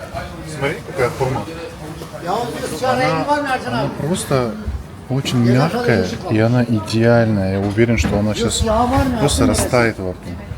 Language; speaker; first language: Russian; native; Russian